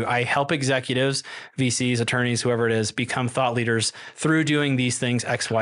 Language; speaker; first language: English; native; English